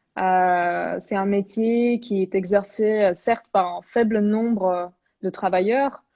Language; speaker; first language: French; non-native, fluent; Russian